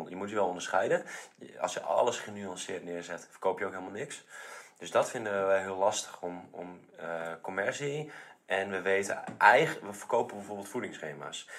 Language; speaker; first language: Dutch; native; Dutch